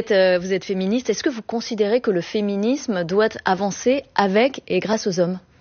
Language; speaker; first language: French; native; French